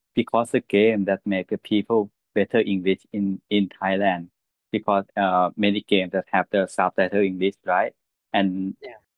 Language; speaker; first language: English; non-native, learner; Thai